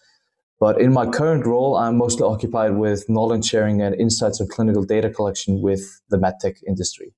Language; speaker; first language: English; non-native, fluent; Danish